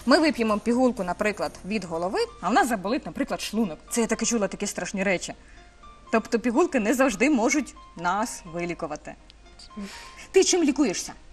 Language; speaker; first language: Ukrainian; native; Ukrainian